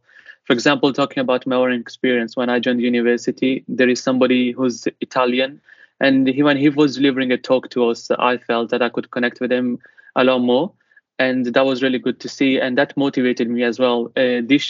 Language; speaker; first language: English; non-native, fluent; Italian